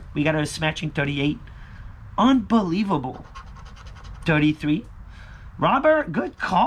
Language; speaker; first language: English; native; English